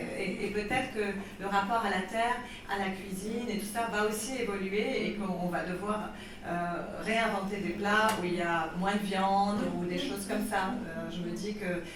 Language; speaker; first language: French; non-native, local second language; Arabic